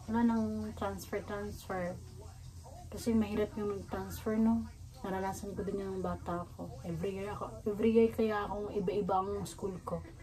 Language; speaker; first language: Filipino; native; Filipino